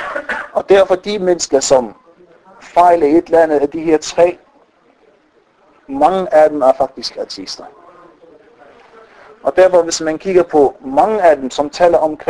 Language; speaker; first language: Danish; non-native, fluent; Arabic